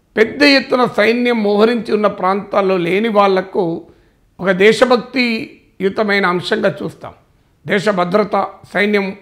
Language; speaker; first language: Telugu; native; Telugu